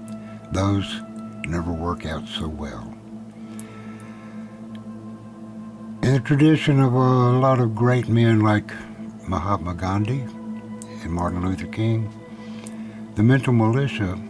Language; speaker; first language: English; native; English